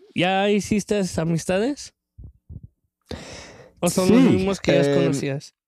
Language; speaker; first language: Spanish; early bilingual, other home language; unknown